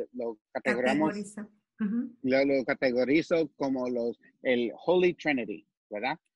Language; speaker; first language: Spanish; early bilingual, heritage; Spanish